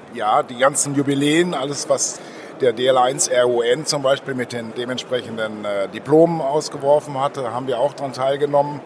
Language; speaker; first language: German; native; German